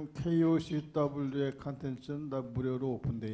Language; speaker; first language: Korean; native; Korean